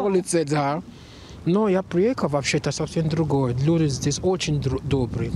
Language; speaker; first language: Russian; non-native, fluent; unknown